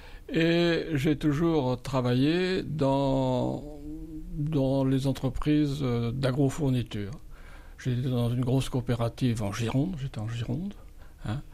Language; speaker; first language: French; native; French